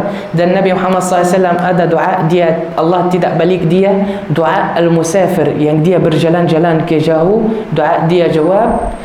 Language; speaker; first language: Indonesian; non-native, learner; Arabic